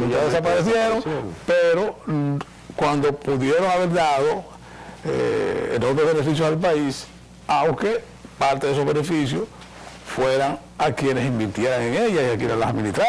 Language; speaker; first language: Spanish; native; Spanish